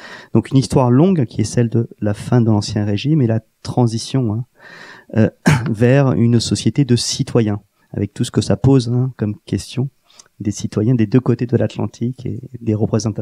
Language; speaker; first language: French; native; French